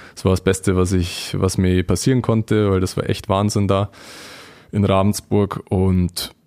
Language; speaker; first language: German; native; German